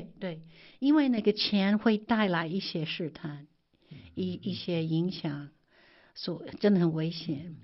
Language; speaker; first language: Chinese; non-native, fluent; English